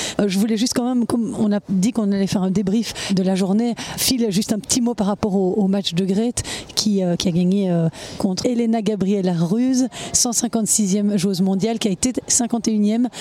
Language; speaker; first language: French; native; French